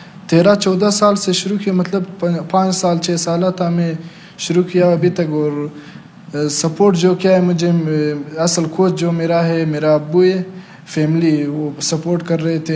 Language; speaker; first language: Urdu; non-native, local second language; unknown